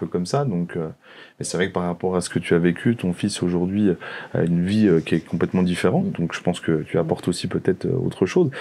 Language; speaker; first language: French; native; French